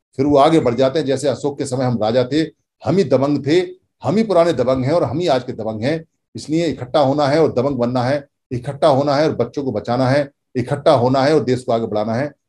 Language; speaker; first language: Hindi; native; Hindi